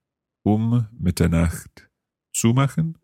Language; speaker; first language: German; non-native, learner; English